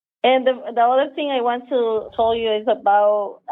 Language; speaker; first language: English; non-native, learner; Spanish